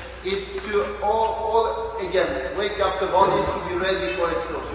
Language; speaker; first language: English; non-native, fluent; Swedish